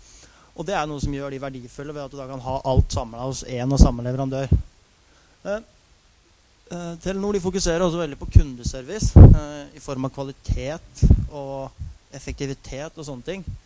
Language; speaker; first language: Norwegian; native; Norwegian